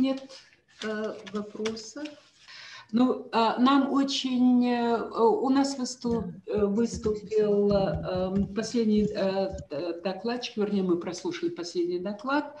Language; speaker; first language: Russian; native; Russian